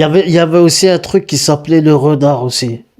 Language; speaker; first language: French; native; French